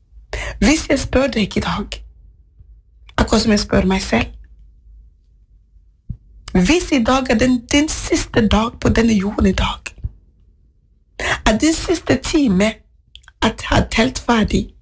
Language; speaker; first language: Norwegian; non-native, fluent; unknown